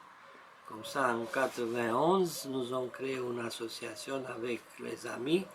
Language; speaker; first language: French; non-native, learner; Romanian